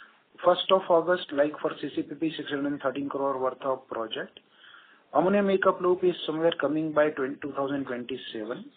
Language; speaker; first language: English; non-native, local second language; Gujarati